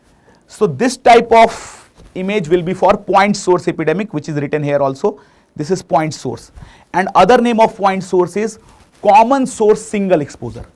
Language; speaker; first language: English; non-native, local second language; Hindi